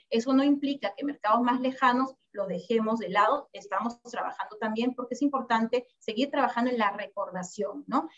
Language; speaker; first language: Spanish; native; Spanish